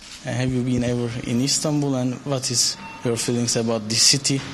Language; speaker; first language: English; non-native, learner; Turkish